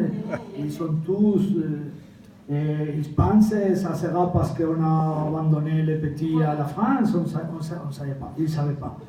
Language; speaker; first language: French; non-native, fluent; Spanish